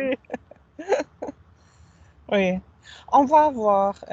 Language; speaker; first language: French; non-native, fluent; German